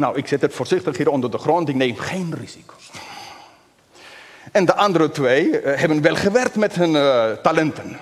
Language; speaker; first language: Dutch; non-native, fluent; English